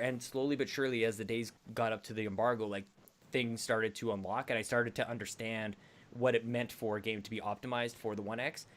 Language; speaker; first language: English; native; English